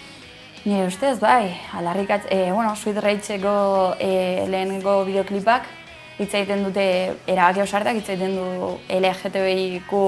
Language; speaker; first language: Basque; non-native, local second language; Spanish